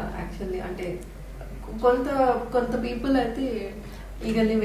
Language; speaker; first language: Telugu; native; Telugu